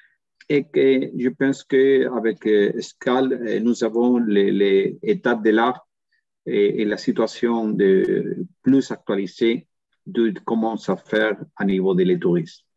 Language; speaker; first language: French; non-native, learner; Spanish